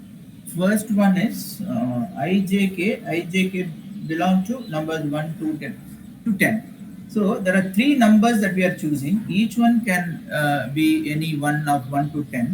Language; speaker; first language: English; non-native, local second language; Tamil